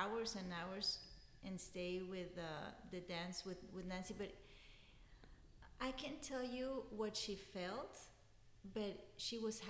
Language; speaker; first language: English; non-native, fluent; Spanish